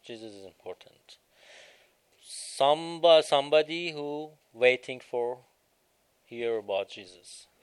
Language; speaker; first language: English; non-native, learner; Persian